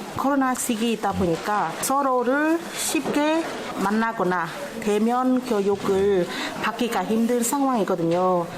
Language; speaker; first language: Korean; non-native, fluent; Khmer